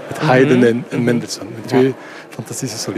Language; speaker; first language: Dutch; non-native, local second language; French